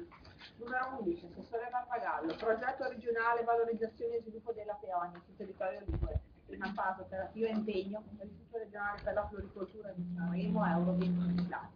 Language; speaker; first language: Italian; native; Italian